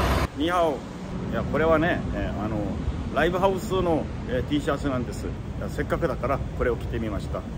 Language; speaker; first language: Japanese; non-native, fluent; Korean